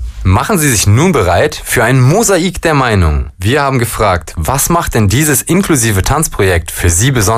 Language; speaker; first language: German; native; German